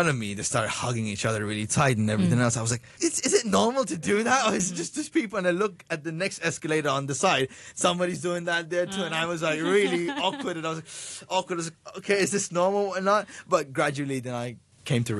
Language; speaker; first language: English; non-native, local second language; Bangla